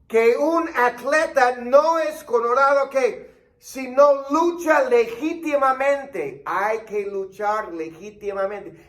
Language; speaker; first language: Spanish; non-native, fluent; English